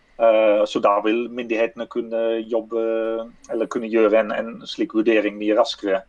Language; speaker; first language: Norwegian; non-native, fluent; Dutch